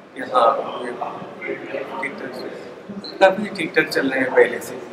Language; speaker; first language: Hindi; non-native, local second language; Bangla